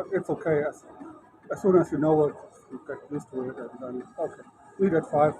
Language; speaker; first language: English; non-native, fluent; German